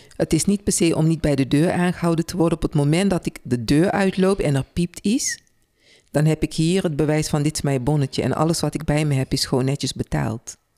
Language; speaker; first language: Dutch; early bilingual, other home language; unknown